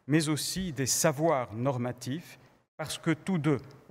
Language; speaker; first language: French; native; French